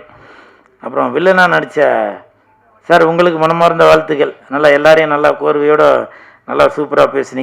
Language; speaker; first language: Tamil; native; Tamil